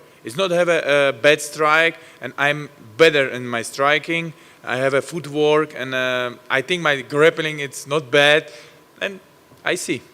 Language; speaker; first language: English; non-native, learner; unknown